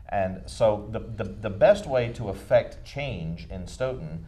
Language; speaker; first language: English; native; English